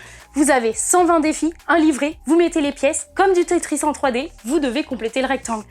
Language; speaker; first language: French; native; French